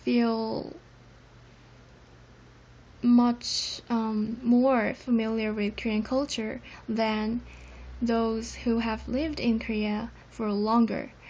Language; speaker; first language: English; non-native, fluent; Korean